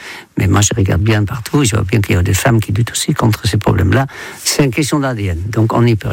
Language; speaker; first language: French; non-native, fluent; Dutch